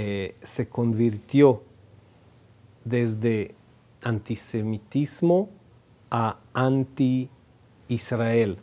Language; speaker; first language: Spanish; non-native, fluent; Hebrew